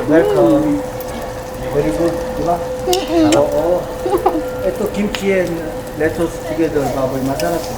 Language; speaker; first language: Filipino; non-native, learner; Korean